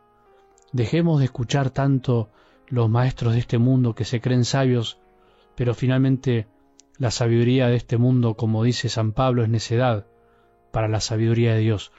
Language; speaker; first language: Spanish; native; Spanish